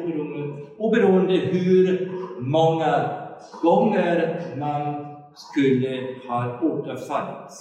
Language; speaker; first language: Swedish; non-native, fluent; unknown